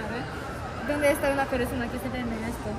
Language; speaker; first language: Spanish; non-native, learner; Japanese